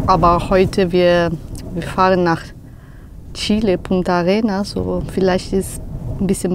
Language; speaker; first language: German; non-native, fluent; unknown